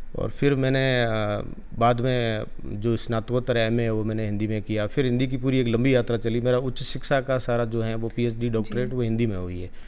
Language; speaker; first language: Hindi; non-native, local second language; Rajasthani